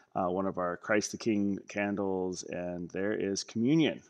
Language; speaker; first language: English; native; English